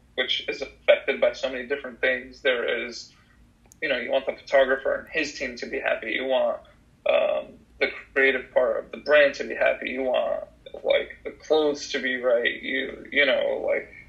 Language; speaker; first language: English; early bilingual, other home language; Russian